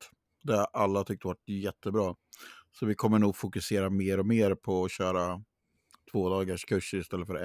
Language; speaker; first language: Swedish; native; Swedish